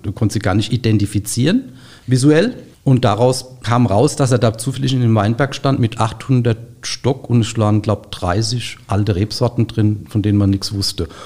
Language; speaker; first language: German; native; German